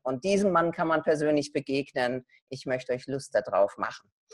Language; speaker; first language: German; native; German